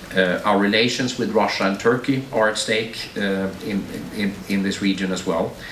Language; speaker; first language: English; non-native, fluent; Swedish